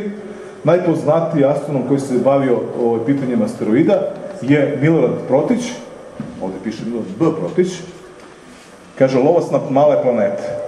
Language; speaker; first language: Serbian; native; Serbian